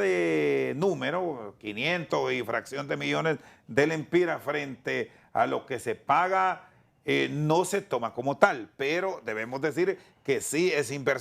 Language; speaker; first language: Spanish; native; Spanish